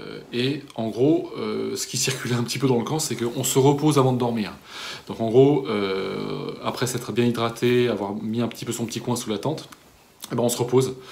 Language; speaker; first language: French; native; French